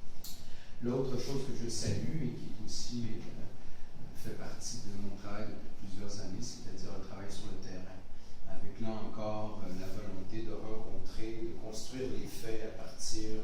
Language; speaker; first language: French; native; French